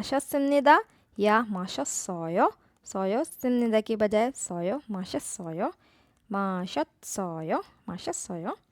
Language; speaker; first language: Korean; non-native, fluent; Urdu